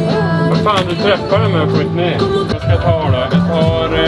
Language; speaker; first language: Swedish; native; Swedish